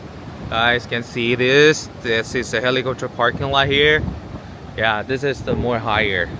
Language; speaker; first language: English; non-native, learner; Korean